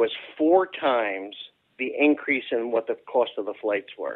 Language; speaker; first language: English; native; English